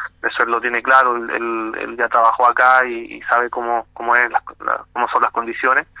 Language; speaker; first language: Spanish; native; Spanish